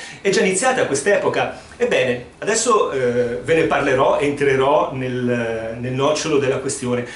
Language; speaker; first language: Italian; non-native, fluent; Spanish